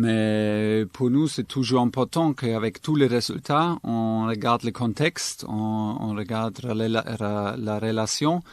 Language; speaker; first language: French; non-native, fluent; German